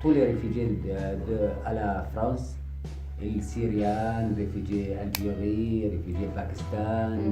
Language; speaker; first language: French; non-native, learner; Arabic